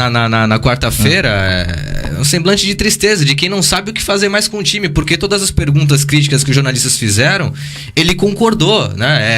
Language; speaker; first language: Portuguese; native; Portuguese